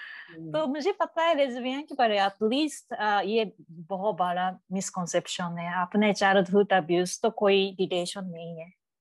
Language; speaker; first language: Hindi; non-native, learner; Japanese